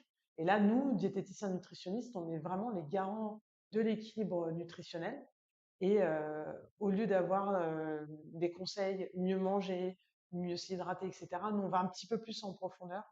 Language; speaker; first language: French; native; French